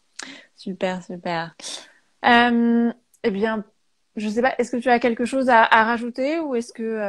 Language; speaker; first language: French; native; French